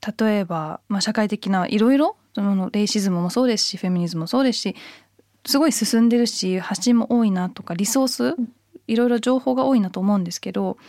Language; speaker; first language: Japanese; early bilingual, heritage; Japanese